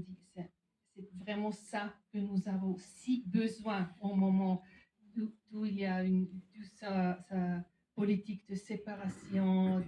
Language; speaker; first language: French; non-native, fluent; German